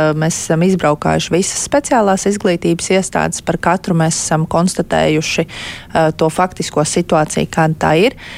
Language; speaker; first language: Latvian; native; Latvian